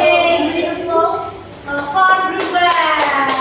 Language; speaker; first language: English; non-native, learner; Indonesian